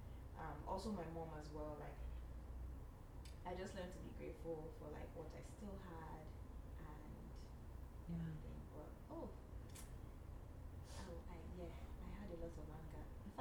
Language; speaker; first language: English; non-native, local second language; Yoruba